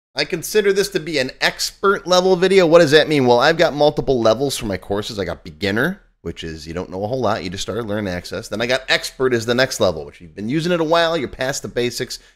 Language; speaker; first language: English; native; English